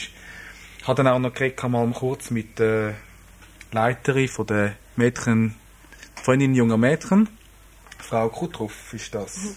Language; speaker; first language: German; native; German